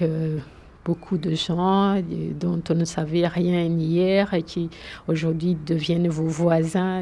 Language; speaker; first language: French; non-native, local second language; Kinyarwanda